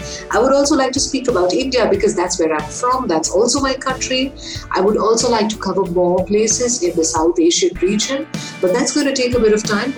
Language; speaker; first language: English; non-native, local second language; Bangla